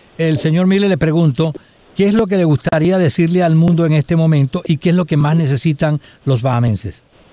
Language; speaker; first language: Spanish; native; Spanish